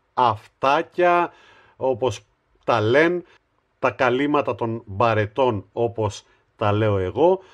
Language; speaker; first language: Greek; native; Greek